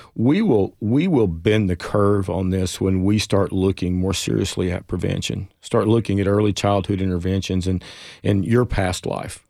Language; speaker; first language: English; native; English